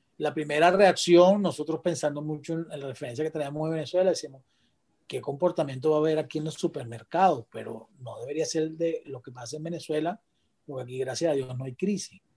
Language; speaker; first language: Spanish; native; Spanish